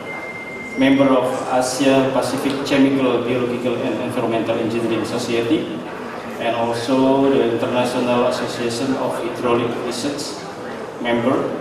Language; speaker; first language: English; non-native, learner; Indonesian